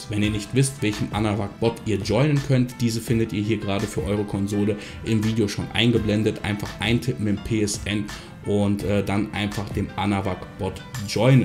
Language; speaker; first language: German; native; German